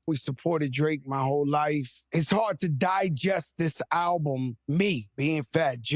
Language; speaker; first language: English; native; English